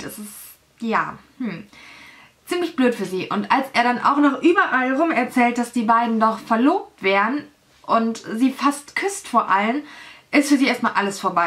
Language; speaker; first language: German; native; German